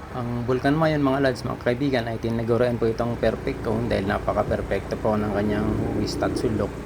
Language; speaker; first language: Filipino; non-native, local second language; Bikol